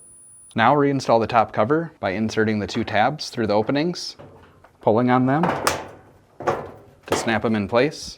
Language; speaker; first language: English; native; English